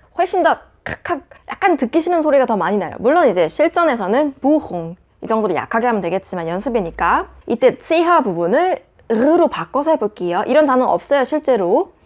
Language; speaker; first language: Korean; native; Korean